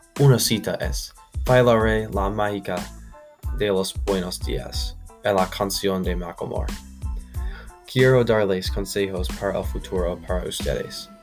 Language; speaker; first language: Spanish; non-native, learner; English